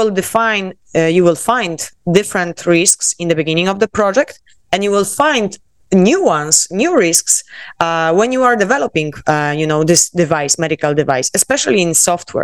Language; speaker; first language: English; non-native, fluent; Polish